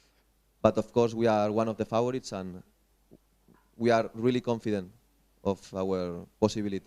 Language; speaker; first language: English; non-native, fluent; Spanish